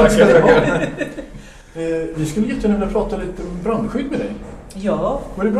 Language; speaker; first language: Swedish; native; Swedish